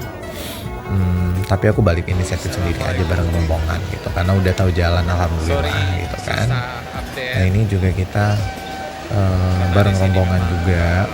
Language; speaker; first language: Indonesian; native; Indonesian